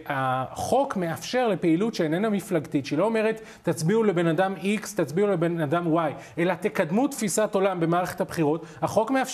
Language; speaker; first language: Hebrew; native; Hebrew